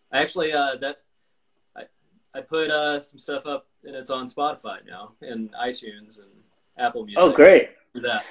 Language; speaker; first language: English; native; English